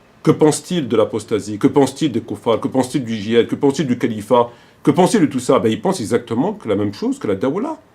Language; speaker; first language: French; native; French